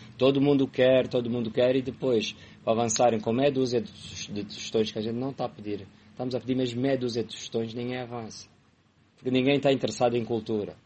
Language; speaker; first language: Portuguese; native; Portuguese